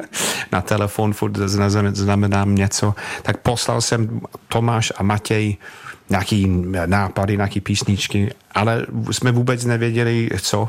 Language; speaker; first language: Czech; non-native, fluent; English